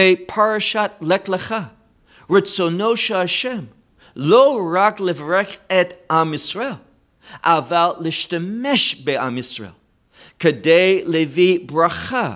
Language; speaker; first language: Hebrew; non-native, fluent; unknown